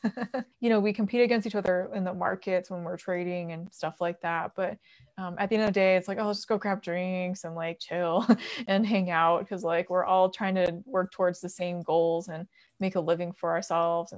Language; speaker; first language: English; native; English